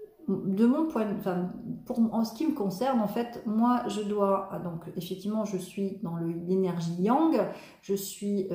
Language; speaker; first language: French; native; French